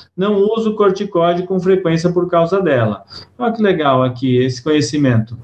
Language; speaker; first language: Portuguese; native; Portuguese